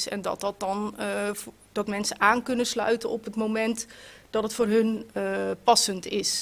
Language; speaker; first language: Dutch; native; Dutch